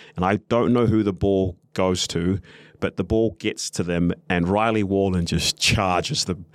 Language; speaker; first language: English; native; English